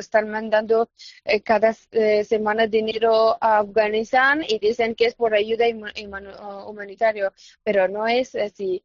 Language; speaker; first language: Spanish; non-native, fluent; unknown